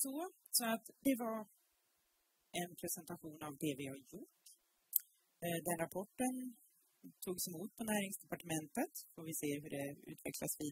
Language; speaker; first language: Swedish; native; Swedish